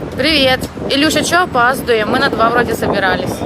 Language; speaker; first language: Ukrainian; native; Ukrainian